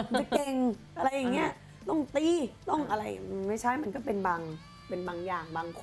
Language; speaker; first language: Thai; native; Thai